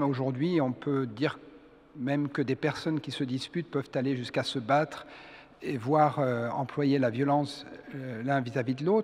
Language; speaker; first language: French; native; French